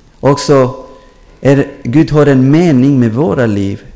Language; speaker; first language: Swedish; non-native, fluent; Spanish